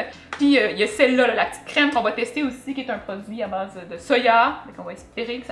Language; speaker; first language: French; native; French